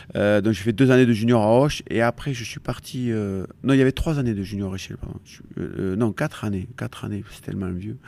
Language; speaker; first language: French; native; French